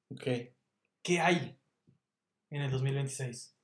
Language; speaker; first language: Spanish; native; Spanish